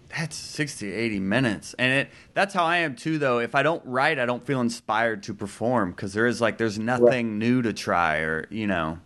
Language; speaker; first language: English; native; English